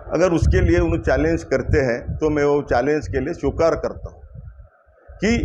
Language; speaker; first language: Hindi; non-native, local second language; Kannada